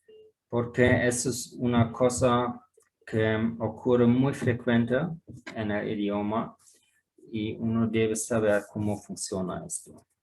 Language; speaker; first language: Spanish; non-native, fluent; German